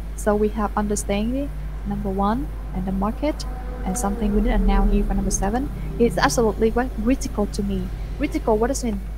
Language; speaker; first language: English; non-native, fluent; Vietnamese